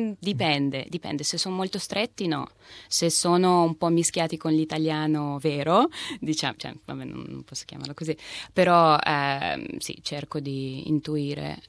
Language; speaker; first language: Italian; non-native, fluent; Russian